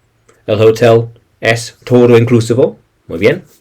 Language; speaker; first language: Spanish; non-native, learner; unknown